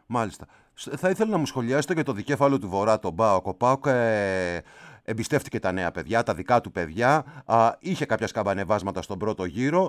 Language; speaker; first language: Greek; native; Greek